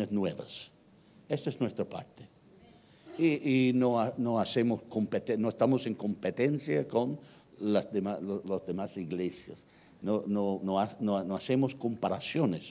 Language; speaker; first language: Spanish; non-native, fluent; English